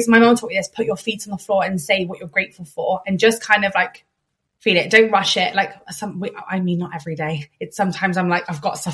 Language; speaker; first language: English; native; English